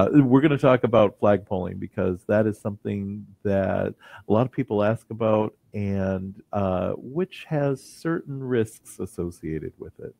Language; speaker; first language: English; native; English